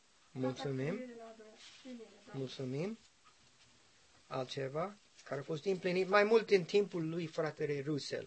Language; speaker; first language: Romanian; non-native, learner; English